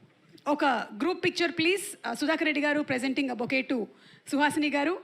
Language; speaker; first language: Telugu; native; Telugu